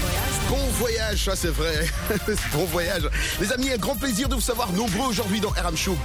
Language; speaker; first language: French; non-native, local second language; Lingala